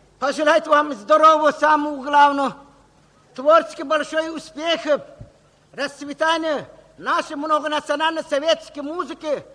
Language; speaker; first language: Russian; non-native, local second language; Uzbek